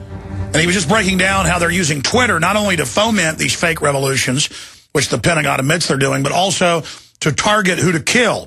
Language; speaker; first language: English; native; English